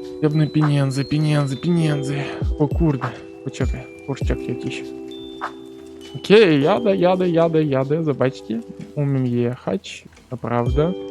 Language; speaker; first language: Polish; non-native, learner; Ukrainian